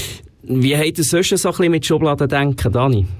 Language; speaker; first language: German; native; German